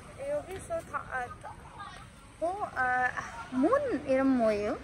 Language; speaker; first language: Korean; non-native, learner; Urdu